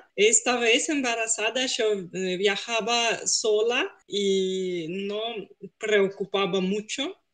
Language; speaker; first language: Spanish; non-native, fluent; Russian